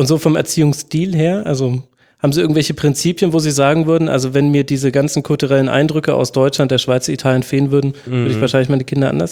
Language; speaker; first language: German; native; German